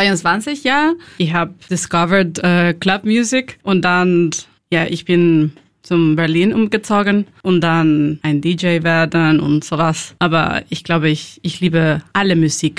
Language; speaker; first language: German; non-native, learner; Spanish